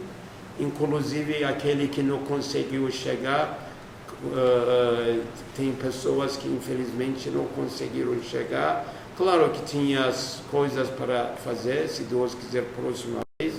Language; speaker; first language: Portuguese; non-native, fluent; Turkish